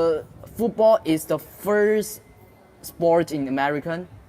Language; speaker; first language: English; non-native, learner; Chinese